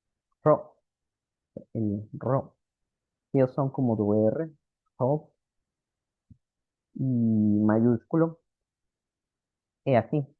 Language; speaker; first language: Spanish; non-native, fluent; Portuguese